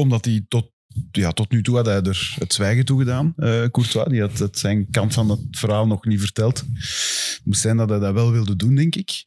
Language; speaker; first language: Dutch; native; Dutch